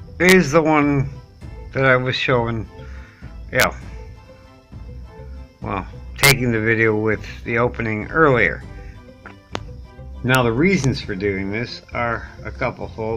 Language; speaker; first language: English; native; English